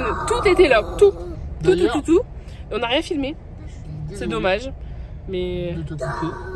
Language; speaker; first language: French; native; French